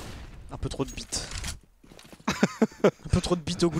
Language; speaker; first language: French; native; French